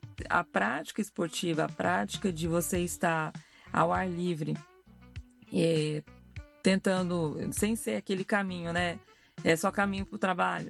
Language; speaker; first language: Portuguese; native; Portuguese